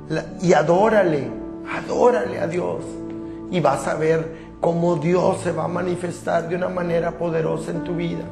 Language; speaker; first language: Spanish; native; Spanish